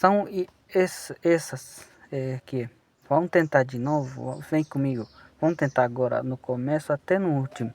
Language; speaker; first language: Portuguese; non-native, local second language; Guarani